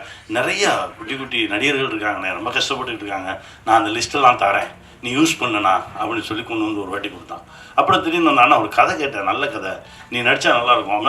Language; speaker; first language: Tamil; native; Tamil